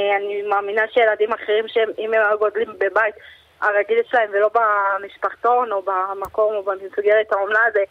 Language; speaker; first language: Hebrew; native; Hebrew